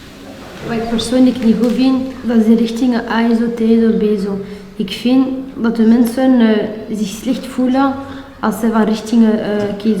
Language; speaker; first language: Dutch; non-native, local second language; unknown